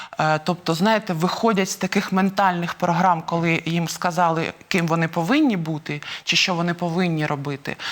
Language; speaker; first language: Ukrainian; non-native, local second language; Russian